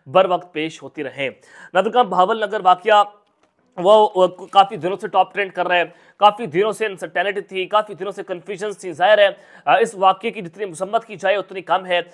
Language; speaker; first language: Urdu; non-native, local second language; Punjabi